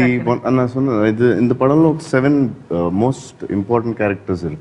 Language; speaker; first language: Tamil; non-native, learner; Telugu